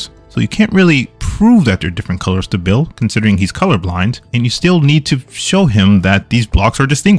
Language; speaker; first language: English; native; English